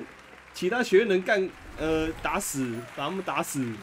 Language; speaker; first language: Chinese; native; Chinese